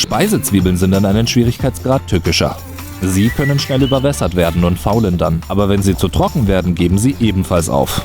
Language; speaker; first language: German; native; German